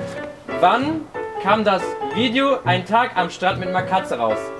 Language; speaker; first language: German; native; German